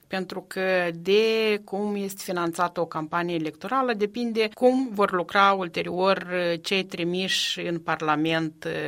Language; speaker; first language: Romanian; native; Romanian